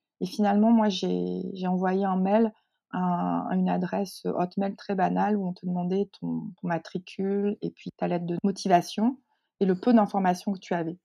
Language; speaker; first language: French; native; French